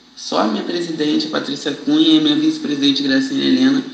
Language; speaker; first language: Portuguese; native; Portuguese